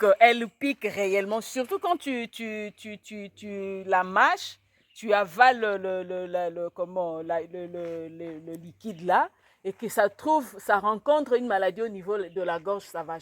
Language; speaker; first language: French; non-native, local second language; Swahili